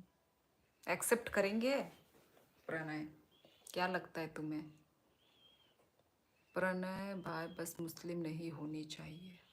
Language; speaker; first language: Hindi; non-native, local second language; Kok Borok